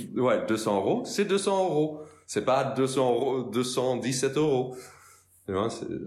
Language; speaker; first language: French; non-native, fluent; English